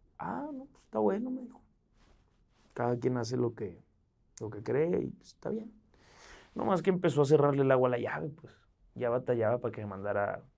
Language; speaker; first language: Spanish; native; Spanish